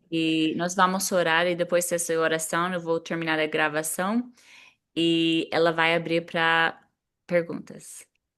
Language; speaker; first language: Portuguese; non-native, fluent; English